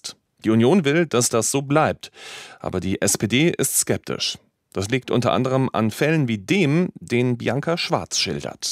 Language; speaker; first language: German; native; German